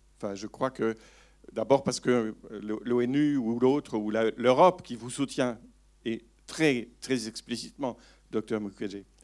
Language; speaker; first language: French; native; French